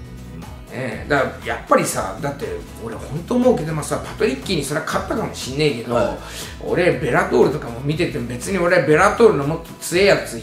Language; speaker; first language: Japanese; native; Japanese